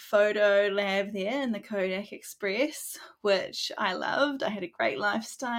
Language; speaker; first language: English; native; English